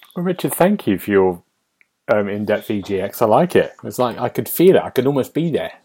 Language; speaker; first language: English; native; English